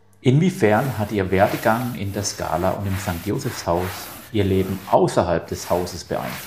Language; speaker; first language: German; native; German